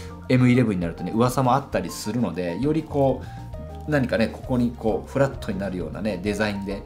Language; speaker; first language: Japanese; native; Japanese